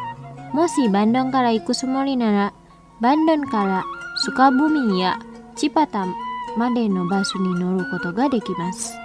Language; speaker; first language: Japanese; non-native, fluent; Indonesian